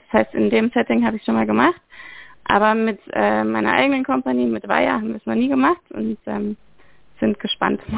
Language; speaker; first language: German; native; German